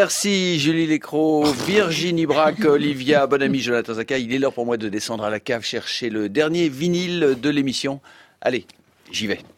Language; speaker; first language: French; native; French